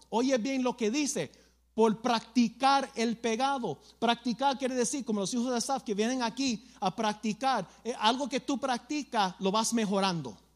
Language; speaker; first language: Spanish; early bilingual, other home language; English